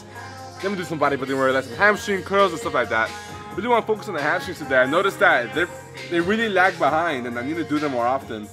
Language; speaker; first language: English; native; English